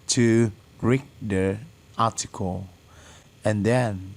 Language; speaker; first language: English; non-native, fluent; Vietnamese